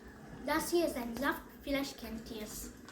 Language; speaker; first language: German; early bilingual, other home language; Serbian